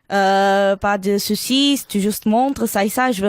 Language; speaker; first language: French; non-native, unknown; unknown